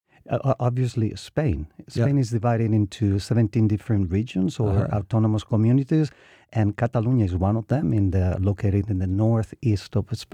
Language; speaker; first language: English; non-native, fluent; Spanish